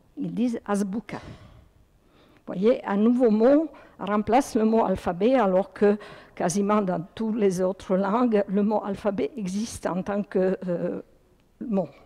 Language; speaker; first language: French; early bilingual, other home language; Croatian